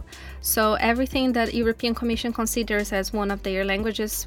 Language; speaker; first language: English; non-native, fluent; Portuguese